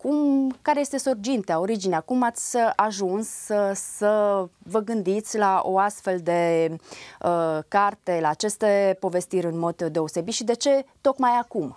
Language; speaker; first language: Romanian; native; Romanian